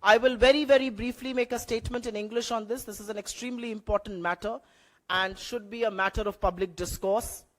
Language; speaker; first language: English; non-native, local second language; Hindi